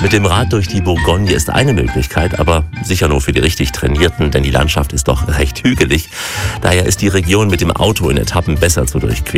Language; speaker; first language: German; native; German